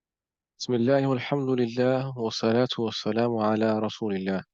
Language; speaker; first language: Arabic; non-native, fluent; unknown